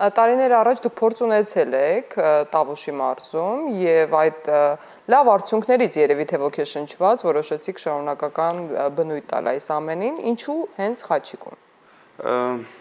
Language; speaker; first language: Armenian; native; Armenian